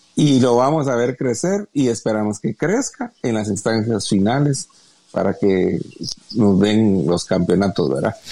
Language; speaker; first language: Spanish; native; Spanish